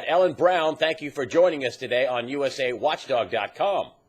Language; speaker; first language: English; native; English